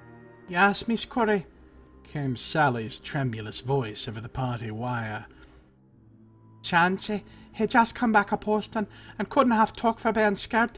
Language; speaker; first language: English; native; English